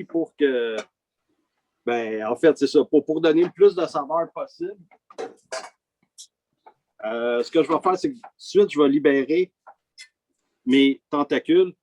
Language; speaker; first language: French; native; French